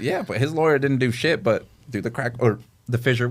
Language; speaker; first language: English; native; English